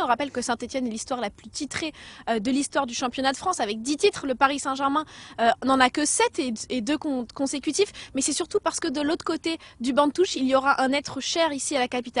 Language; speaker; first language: French; native; French